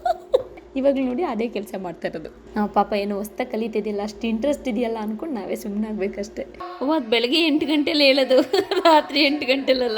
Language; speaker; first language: Kannada; native; Kannada